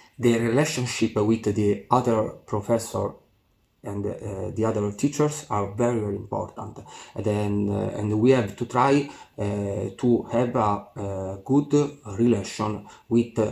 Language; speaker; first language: English; non-native, learner; Italian